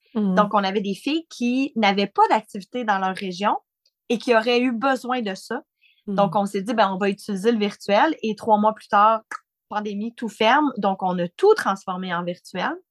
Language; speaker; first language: French; native; French